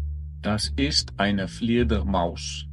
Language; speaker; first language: German; non-native, fluent; English